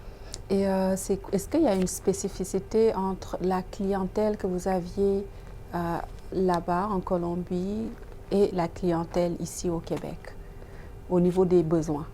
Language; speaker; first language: French; native; French